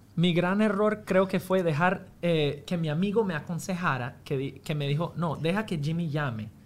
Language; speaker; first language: Spanish; non-native, fluent; English